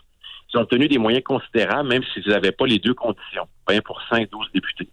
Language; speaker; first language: French; native; French